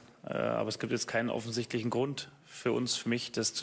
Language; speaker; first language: German; native; German